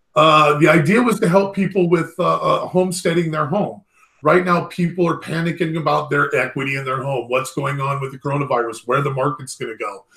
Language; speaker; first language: English; native; English